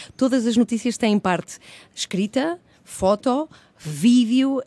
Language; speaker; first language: Portuguese; early bilingual, other home language; Spanish